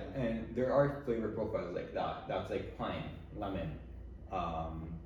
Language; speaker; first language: English; early bilingual, other home language; Arabic